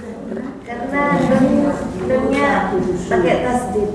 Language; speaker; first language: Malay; non-native, local second language; Javanese